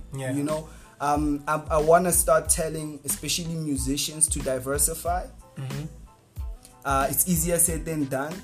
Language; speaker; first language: English; non-native, local second language; Northern Sotho